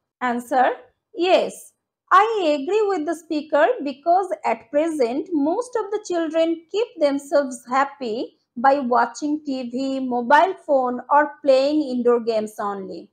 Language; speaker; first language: English; non-native, local second language; Bangla